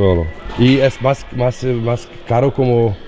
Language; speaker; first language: Spanish; non-native, learner; Hungarian